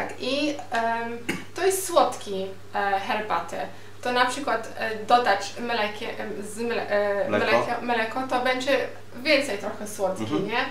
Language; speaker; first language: Polish; non-native, learner; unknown